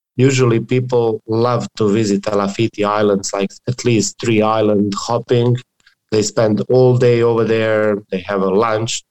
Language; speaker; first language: English; non-native, fluent; Croatian